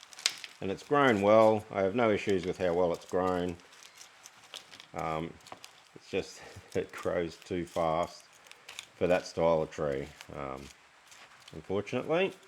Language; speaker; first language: English; native; English